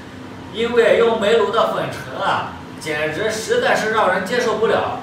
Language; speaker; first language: Chinese; native; Chinese